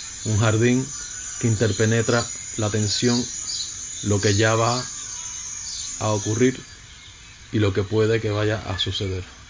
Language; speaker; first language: Spanish; native; Spanish